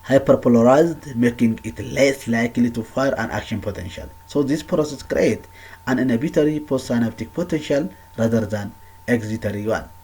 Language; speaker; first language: English; non-native, local second language; Amharic